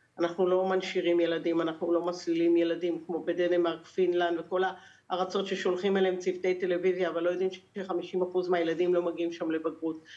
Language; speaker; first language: Hebrew; native; Hebrew